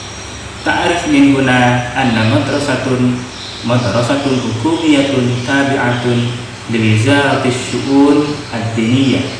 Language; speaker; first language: Arabic; non-native, learner; Indonesian